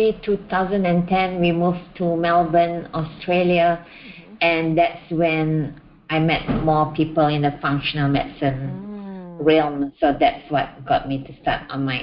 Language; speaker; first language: English; non-native, local second language; Malay